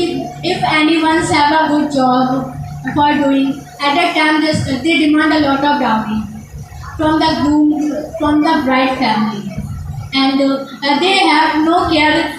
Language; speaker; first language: English; non-native, learner; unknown